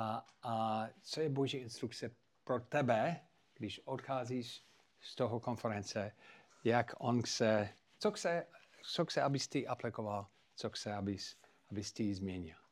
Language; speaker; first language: Czech; non-native, fluent; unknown